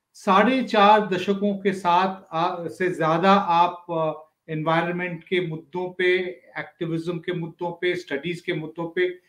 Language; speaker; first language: Hindi; native; Hindi